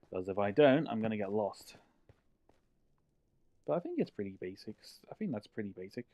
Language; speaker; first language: English; native; English